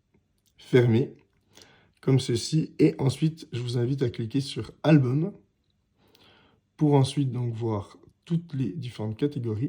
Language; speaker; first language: French; native; French